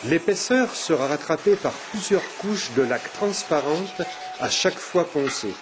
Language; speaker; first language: French; native; French